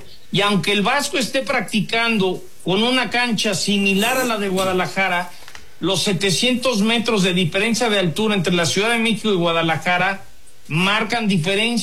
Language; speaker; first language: Spanish; native; Spanish